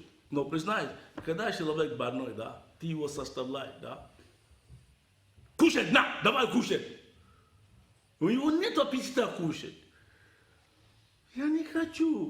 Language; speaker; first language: Russian; non-native, learner; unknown